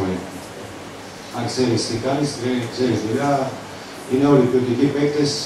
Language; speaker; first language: Greek; non-native, fluent; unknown